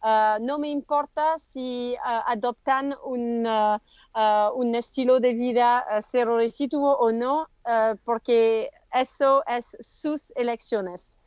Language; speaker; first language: Spanish; non-native, learner; French